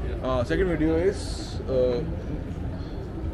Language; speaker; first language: English; non-native, local second language; Hindi